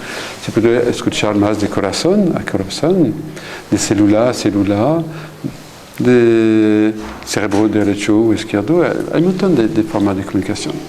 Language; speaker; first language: Spanish; non-native, fluent; French